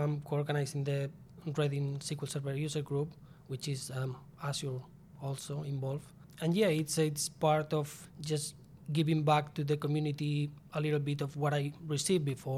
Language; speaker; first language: English; non-native, fluent; Spanish